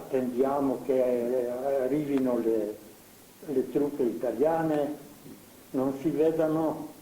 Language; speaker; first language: Italian; non-native, fluent; Slovenian